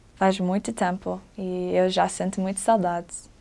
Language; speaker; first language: Portuguese; non-native, fluent; English